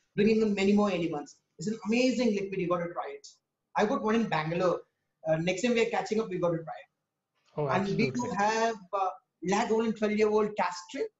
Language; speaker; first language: English; non-native, local second language; Tamil